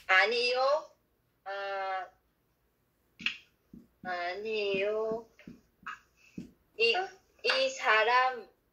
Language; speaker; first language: Korean; non-native, learner; Vietnamese